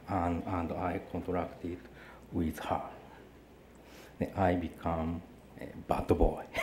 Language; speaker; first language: English; non-native, learner; Japanese